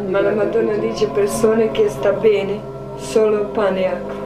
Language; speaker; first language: Italian; non-native, learner; Croatian